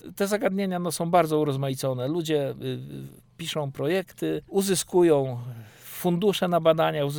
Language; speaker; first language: Polish; native; Polish